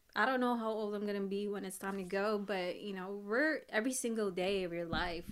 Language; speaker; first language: English; early bilingual, other home language; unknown